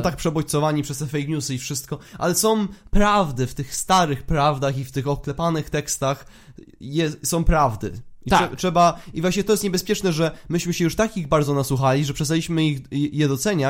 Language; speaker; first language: Polish; native; Polish